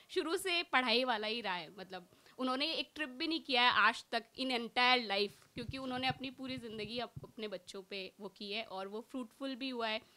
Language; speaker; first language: Hindi; native; Hindi